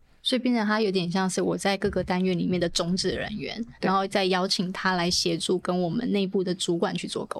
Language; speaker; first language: Chinese; native; Chinese